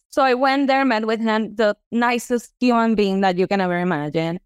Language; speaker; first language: English; non-native, fluent; Spanish